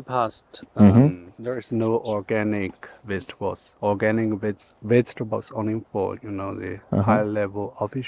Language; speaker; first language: English; non-native, learner; Chinese